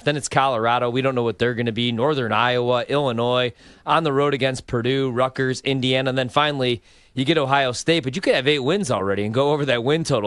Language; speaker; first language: English; native; English